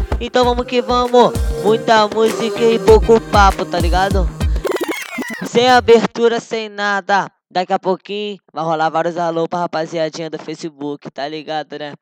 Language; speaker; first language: Portuguese; native; Portuguese